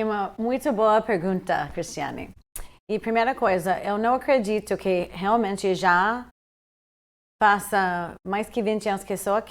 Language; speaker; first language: Portuguese; non-native, fluent; English